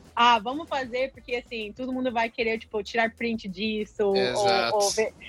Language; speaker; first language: Portuguese; non-native, fluent; English